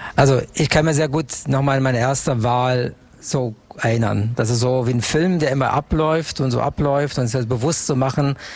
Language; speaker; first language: German; non-native, fluent; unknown